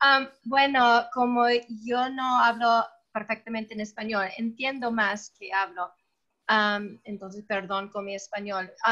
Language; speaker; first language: Spanish; non-native, learner; English